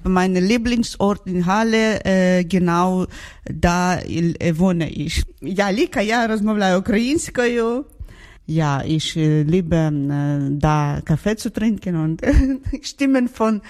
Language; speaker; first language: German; non-native, learner; Ukrainian